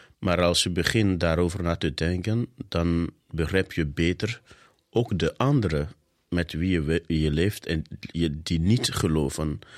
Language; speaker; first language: Dutch; non-native, fluent; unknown